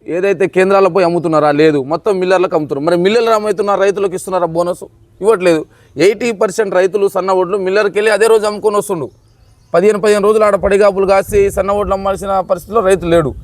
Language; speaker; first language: Telugu; non-native, local second language; Lambadi